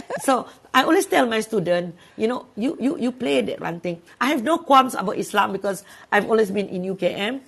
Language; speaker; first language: English; non-native, local second language; Malay